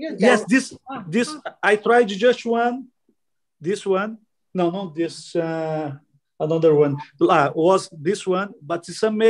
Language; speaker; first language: English; non-native, learner; Portuguese